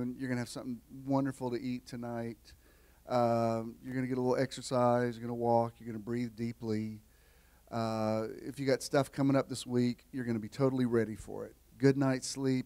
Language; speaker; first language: English; native; English